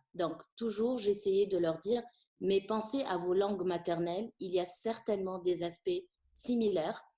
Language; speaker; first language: French; non-native, local second language; Arabic